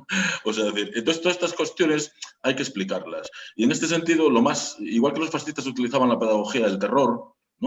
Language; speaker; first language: Spanish; native; Spanish